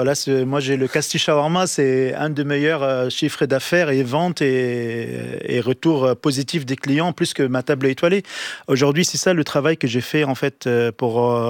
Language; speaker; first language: French; non-native, local second language; Arabic